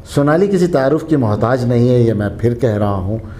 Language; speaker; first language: Hindi; native; Hindi